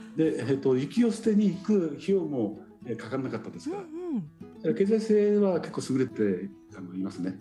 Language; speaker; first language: Japanese; native; Japanese